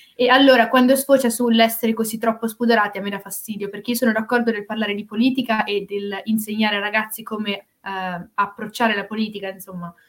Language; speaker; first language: Italian; native; Italian